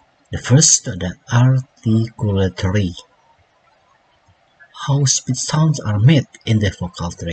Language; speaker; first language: English; non-native, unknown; Indonesian